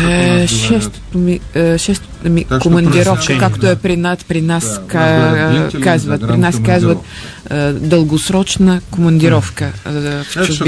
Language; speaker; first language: Bulgarian; non-native, fluent; Russian